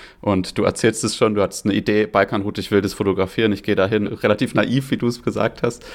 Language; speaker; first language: German; native; German